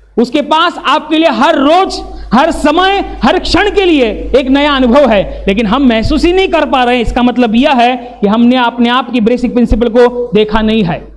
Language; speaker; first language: Hindi; non-native, local second language; Marathi